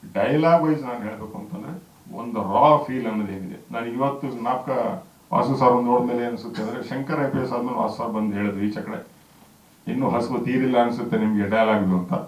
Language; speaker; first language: Kannada; native; Kannada